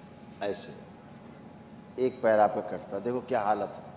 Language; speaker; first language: Hindi; native; Hindi